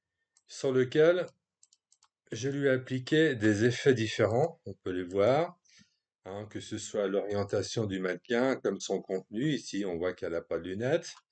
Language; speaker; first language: French; native; French